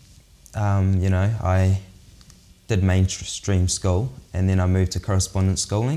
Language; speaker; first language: English; native; English